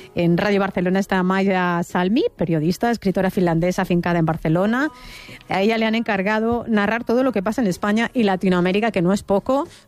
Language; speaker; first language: Spanish; native; Spanish